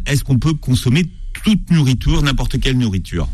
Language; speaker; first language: French; native; French